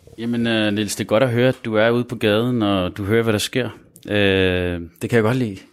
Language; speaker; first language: Danish; early bilingual, other home language; Arabic